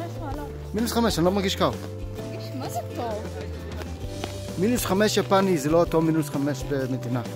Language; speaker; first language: Hebrew; non-native, fluent; Japanese